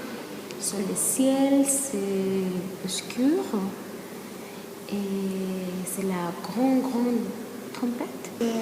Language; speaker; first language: French; non-native, learner; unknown